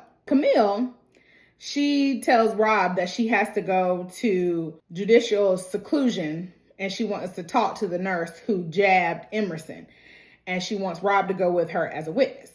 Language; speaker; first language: English; native; English